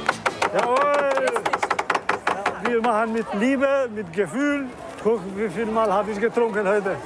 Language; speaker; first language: German; non-native, learner; Albanian